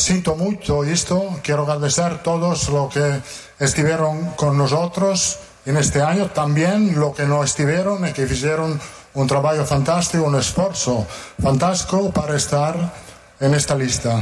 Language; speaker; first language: Portuguese; non-native, fluent; Italian